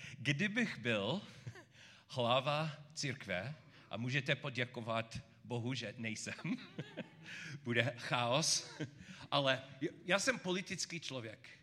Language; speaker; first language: Czech; non-native, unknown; English